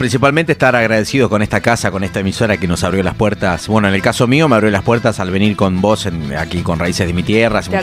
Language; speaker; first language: Spanish; native; Spanish